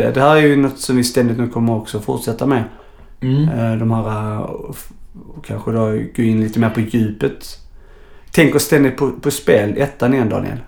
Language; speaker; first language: Swedish; native; Swedish